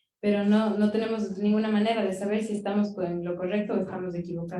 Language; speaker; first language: Spanish; native; Spanish